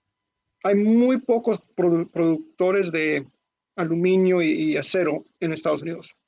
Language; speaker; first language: Spanish; early bilingual, heritage; Spanish